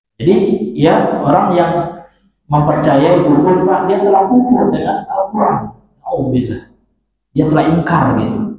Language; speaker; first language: Indonesian; non-native, local second language; Minangkabau